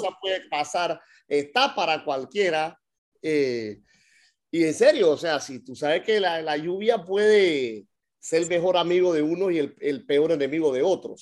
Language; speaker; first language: Spanish; native; Spanish